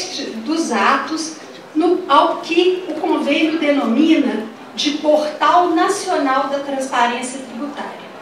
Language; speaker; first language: Portuguese; native; Portuguese